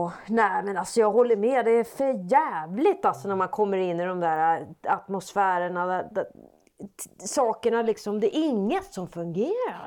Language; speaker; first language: Swedish; native; Swedish